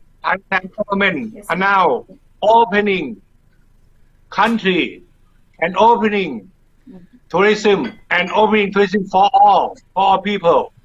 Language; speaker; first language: English; non-native, learner; Thai